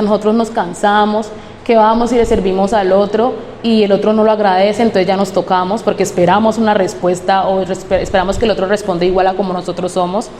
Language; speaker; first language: Spanish; native; Spanish